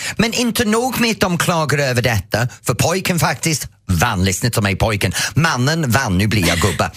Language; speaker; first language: Swedish; non-native, fluent; English